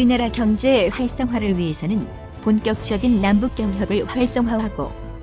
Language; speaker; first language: Korean; native; Korean